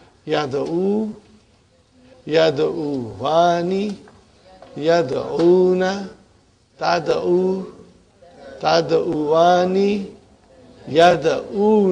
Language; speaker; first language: Arabic; non-native, fluent; Urdu